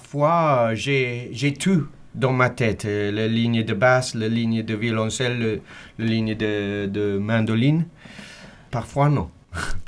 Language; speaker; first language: French; non-native, fluent; English